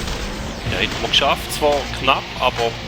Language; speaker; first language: German; native; German